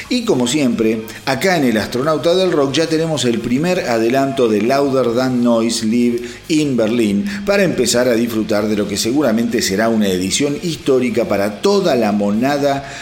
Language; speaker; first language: Spanish; native; Spanish